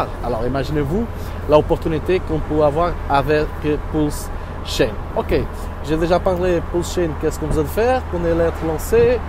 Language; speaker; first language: French; non-native, learner; Portuguese